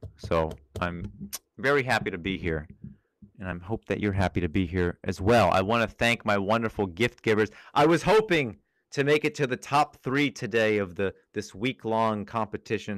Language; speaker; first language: English; non-native, fluent; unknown